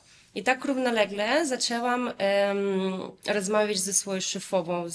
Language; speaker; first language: Polish; non-native, fluent; Russian